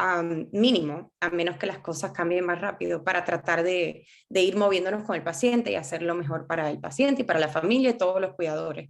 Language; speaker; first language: Spanish; native; Spanish